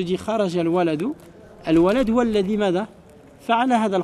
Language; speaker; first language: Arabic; non-native, fluent; French